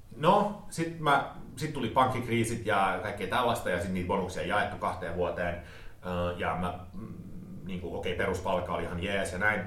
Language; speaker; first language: Finnish; early bilingual, heritage; Finnish